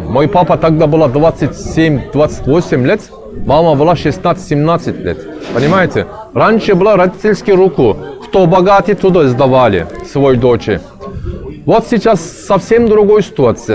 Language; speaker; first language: Russian; non-native, learner; Turkish